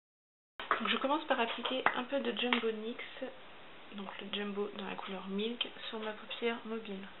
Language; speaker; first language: French; native; French